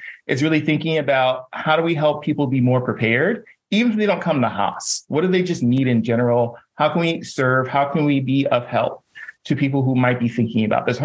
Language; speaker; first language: English; native; English